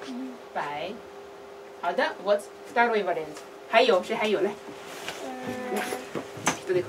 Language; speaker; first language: Russian; non-native, learner; Chinese